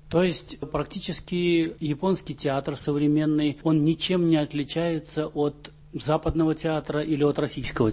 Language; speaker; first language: Russian; native; Russian